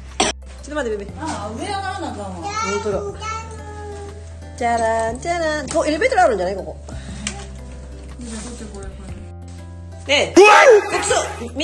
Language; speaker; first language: Japanese; non-native, fluent; Filipino